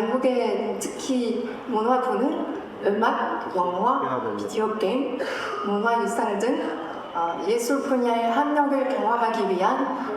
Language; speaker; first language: Korean; non-native, fluent; French